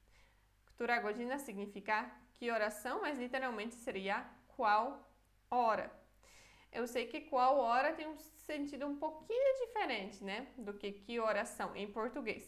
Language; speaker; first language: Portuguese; non-native, fluent; Polish